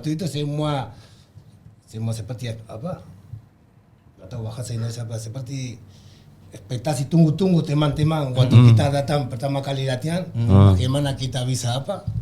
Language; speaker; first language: Indonesian; non-native, learner; Spanish